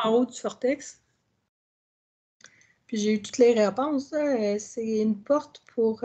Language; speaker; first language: French; native; French